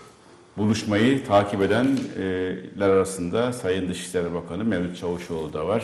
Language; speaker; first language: Turkish; native; Turkish